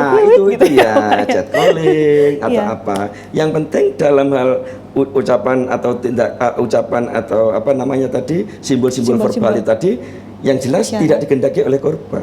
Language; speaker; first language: Indonesian; native; Indonesian